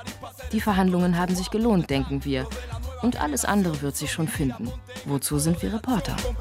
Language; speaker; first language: German; native; German